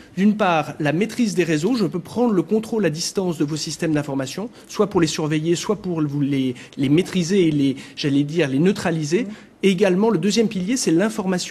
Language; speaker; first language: French; native; French